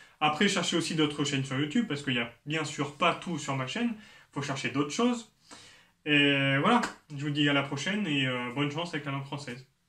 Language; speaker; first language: French; native; French